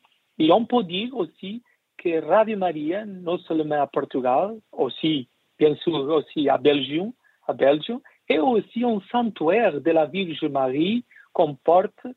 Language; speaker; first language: French; non-native, learner; Portuguese